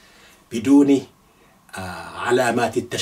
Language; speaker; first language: Arabic; non-native, fluent; Yoruba